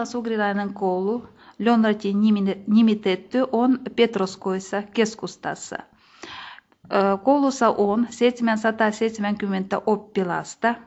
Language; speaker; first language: Finnish; non-native, fluent; Russian